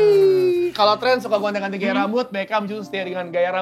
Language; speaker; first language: Indonesian; native; Indonesian